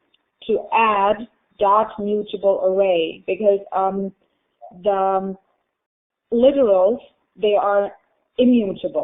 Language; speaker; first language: English; non-native, fluent; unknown